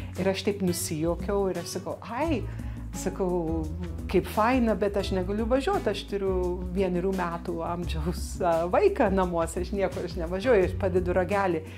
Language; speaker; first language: Lithuanian; early bilingual, heritage; Lithuanian